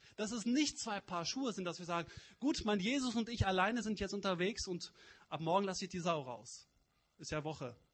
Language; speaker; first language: German; native; German